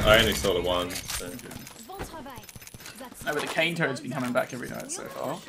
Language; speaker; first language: English; native; English